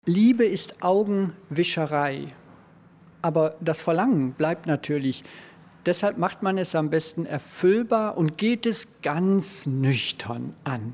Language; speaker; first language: German; native; German